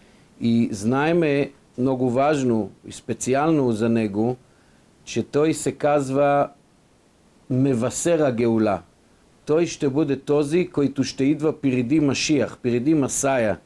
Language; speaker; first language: Bulgarian; non-native, fluent; Hebrew